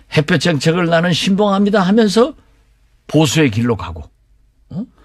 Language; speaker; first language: Korean; native; Korean